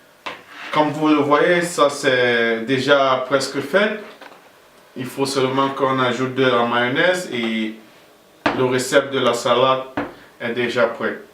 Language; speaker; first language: French; non-native, fluent; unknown